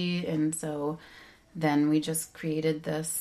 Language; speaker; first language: English; native; English